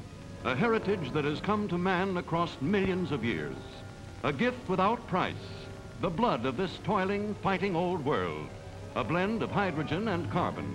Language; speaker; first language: English; native; English